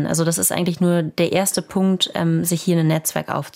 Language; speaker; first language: German; native; German